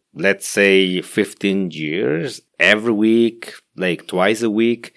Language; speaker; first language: English; non-native, learner; Spanish